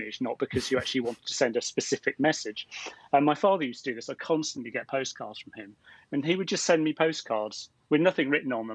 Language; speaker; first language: English; native; English